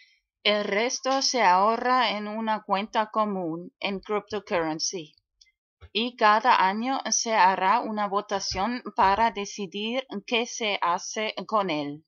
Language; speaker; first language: Spanish; non-native, fluent; German